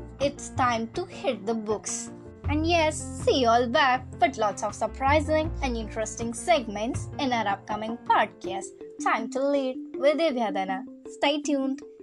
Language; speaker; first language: English; non-native, local second language; Tamil